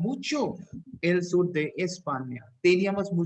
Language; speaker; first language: Spanish; non-native, fluent; Hindi